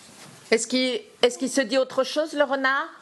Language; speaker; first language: French; native; French